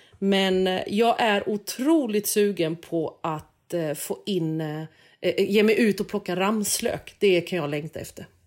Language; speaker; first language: Swedish; native; Swedish